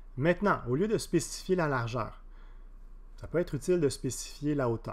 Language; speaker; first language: French; native; French